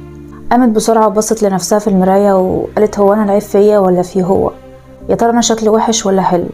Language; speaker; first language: Arabic; native; Arabic